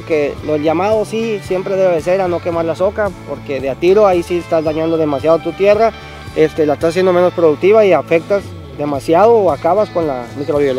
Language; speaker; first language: Spanish; native; Spanish